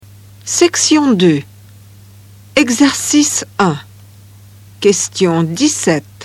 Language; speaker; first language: French; native; French